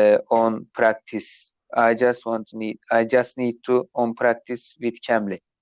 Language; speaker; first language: English; non-native, learner; Turkish